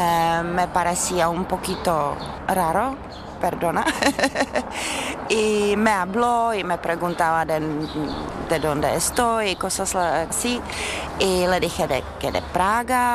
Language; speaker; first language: Spanish; non-native, learner; Czech